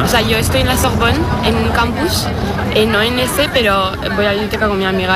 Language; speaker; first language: Spanish; non-native, fluent; French